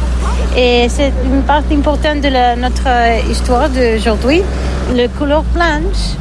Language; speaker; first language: French; non-native, learner; Catalan